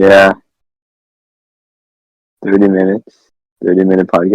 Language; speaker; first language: English; native; English